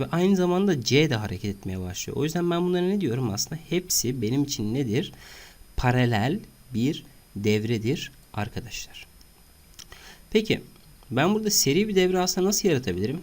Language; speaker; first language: Turkish; native; Turkish